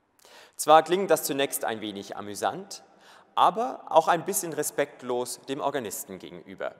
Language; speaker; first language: German; native; German